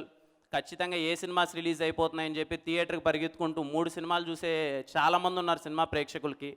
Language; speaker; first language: Telugu; native; Telugu